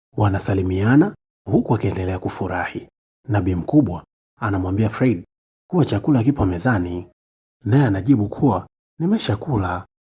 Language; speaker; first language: Swahili; native; Swahili